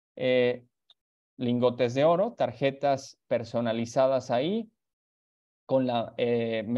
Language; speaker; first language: Spanish; native; Spanish